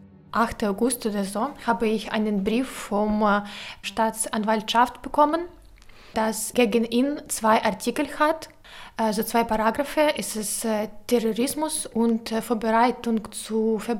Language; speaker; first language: German; non-native, learner; Ukrainian